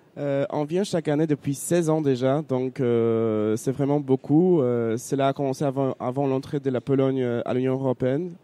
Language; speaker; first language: French; non-native, fluent; Polish